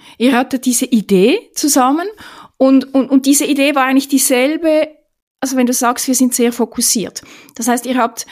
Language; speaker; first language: German; native; German